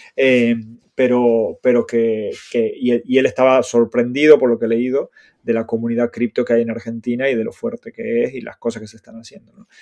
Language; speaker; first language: Spanish; native; Spanish